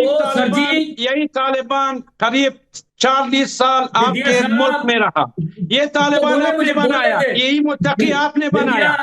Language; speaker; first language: Hindi; non-native, fluent; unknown